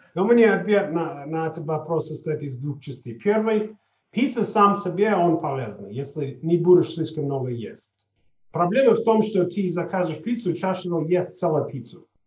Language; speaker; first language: Russian; non-native, fluent; English